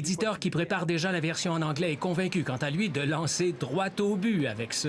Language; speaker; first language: French; native; French